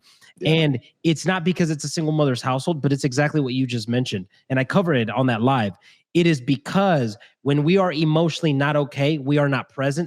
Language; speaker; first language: English; native; English